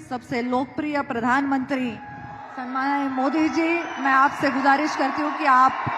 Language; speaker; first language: Hindi; non-native, local second language; Marathi